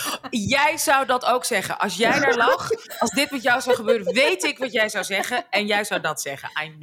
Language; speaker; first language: Dutch; native; Dutch